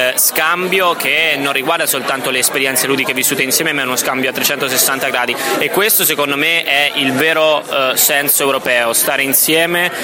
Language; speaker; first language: Italian; native; Italian